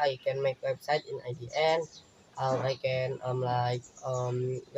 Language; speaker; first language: English; non-native, learner; Indonesian